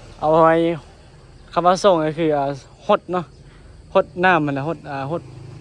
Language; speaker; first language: Lao; native; Lao